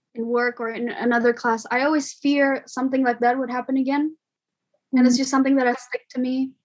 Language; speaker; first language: English; non-native, fluent; Indonesian